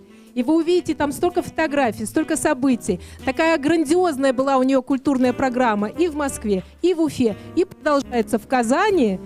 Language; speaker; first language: Russian; native; Russian